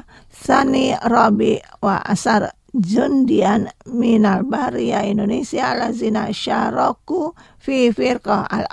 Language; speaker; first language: Arabic; non-native, fluent; Indonesian